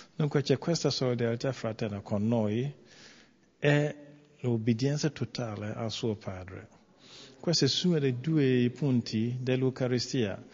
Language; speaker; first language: Italian; non-native, fluent; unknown